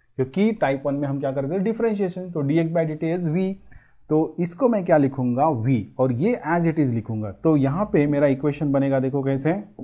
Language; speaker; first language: Hindi; non-native, local second language; Marathi